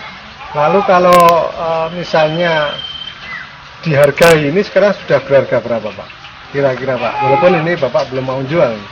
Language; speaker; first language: Indonesian; native; Indonesian